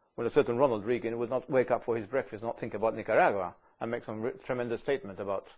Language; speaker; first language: English; non-native, fluent; Maltese